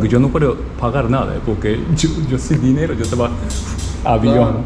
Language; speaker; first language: Spanish; non-native, learner; Japanese